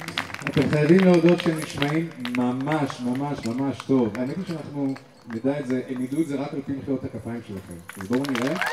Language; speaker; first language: Hebrew; native; Hebrew